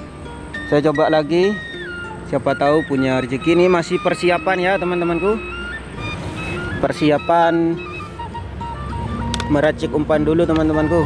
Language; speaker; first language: Indonesian; non-native, local second language; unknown